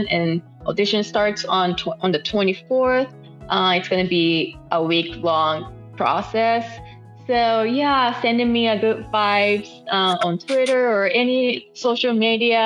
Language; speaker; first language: English; non-native, fluent; Japanese